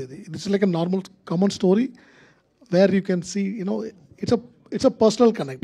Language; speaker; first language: Telugu; non-native, learner; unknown